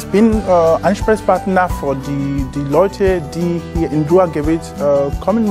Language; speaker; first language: German; non-native, fluent; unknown